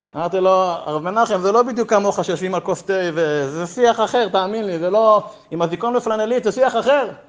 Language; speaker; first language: Hebrew; native; Hebrew